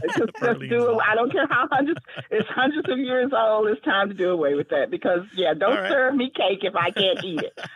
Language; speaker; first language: English; native; English